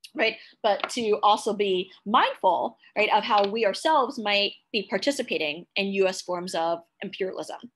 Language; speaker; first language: English; native; English